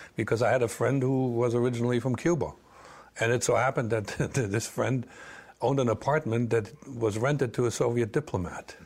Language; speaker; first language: English; non-native, fluent; German